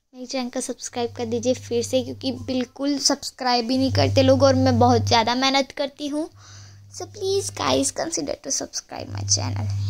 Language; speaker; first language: Hindi; non-native, local second language; Gujarati